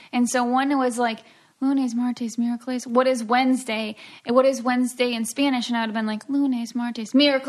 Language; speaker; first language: English; native; English